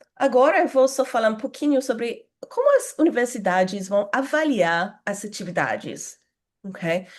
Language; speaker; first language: Portuguese; non-native, fluent; English